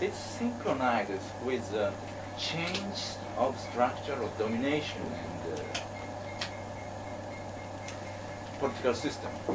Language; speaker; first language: English; non-native, fluent; Japanese